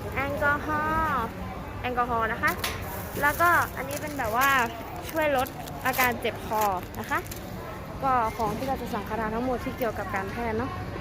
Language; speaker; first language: Thai; native; Thai